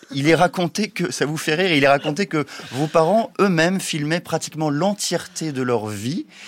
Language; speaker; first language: French; native; French